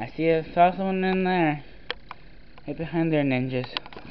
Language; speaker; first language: English; native; English